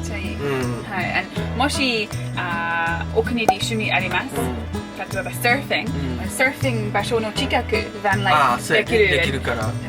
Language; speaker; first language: Japanese; non-native, learner; English